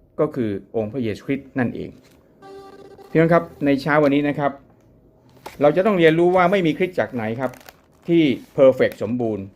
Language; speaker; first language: Thai; native; Thai